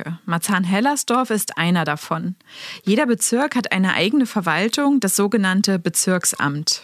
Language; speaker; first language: German; native; German